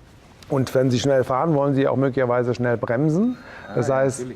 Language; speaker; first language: German; native; German